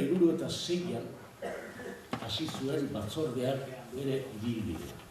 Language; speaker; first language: Basque; native; Basque